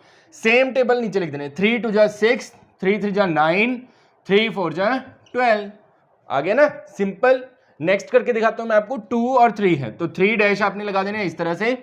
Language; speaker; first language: Hindi; native; Hindi